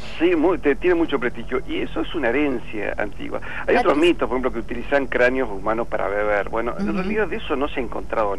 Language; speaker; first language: Spanish; native; Spanish